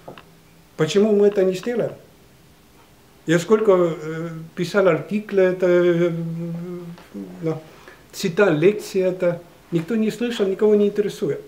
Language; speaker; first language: Russian; non-native, local second language; Estonian